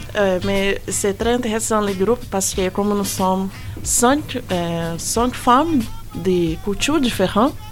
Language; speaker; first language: French; non-native, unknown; Portuguese